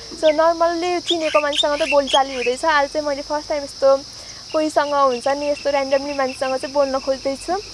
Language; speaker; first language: Nepali; native; Nepali